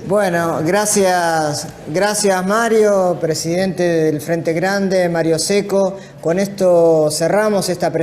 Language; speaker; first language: Spanish; native; Spanish